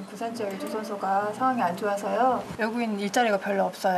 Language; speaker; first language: Korean; native; Korean